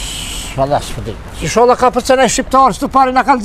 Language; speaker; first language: German; non-native, learner; Albanian